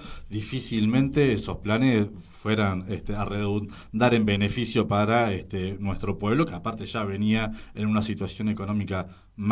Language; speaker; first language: Spanish; native; Spanish